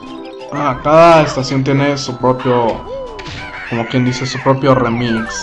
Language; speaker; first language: Spanish; native; Spanish